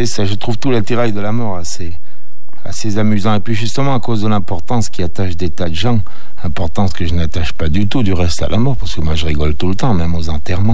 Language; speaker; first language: French; native; French